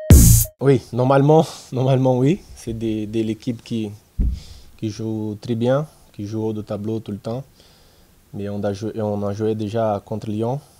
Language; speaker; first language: French; non-native, learner; Portuguese